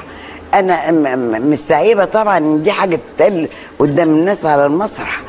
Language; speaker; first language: Arabic; native; Arabic